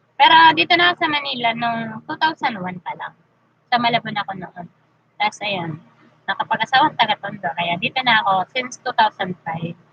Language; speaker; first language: Filipino; non-native, local second language; Masbatenyo